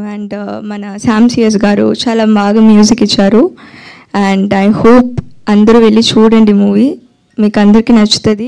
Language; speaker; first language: Telugu; non-native, fluent; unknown